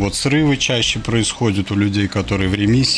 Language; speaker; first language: Russian; native; Russian